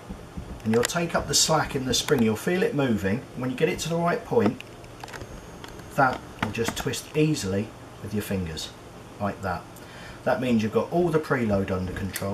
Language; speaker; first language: English; native; English